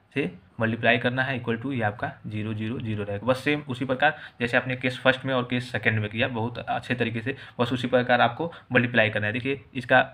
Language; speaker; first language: Hindi; native; Hindi